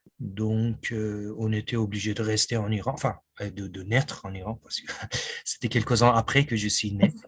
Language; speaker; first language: French; non-native, fluent; Persian